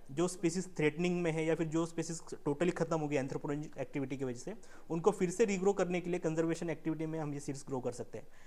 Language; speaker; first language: Hindi; non-native, local second language; Marathi